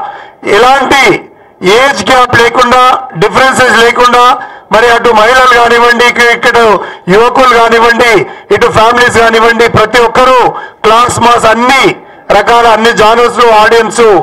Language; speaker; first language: Telugu; native; Telugu